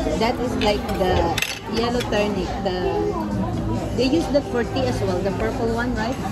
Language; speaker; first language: English; non-native, local second language; Filipino